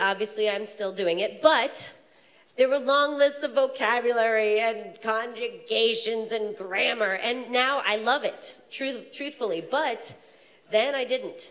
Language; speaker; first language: English; native; English